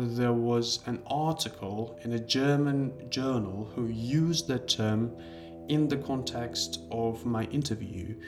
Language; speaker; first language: English; non-native, fluent; Georgian